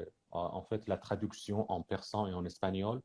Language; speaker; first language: French; non-native, fluent; Persian